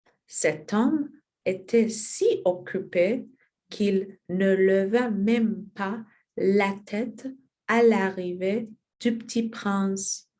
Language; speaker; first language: French; non-native, learner; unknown